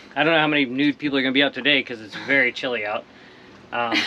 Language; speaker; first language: English; native; English